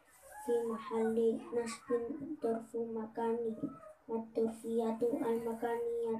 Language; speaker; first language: Arabic; non-native, learner; Javanese